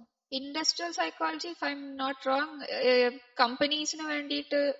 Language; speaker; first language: English; non-native, local second language; Malayalam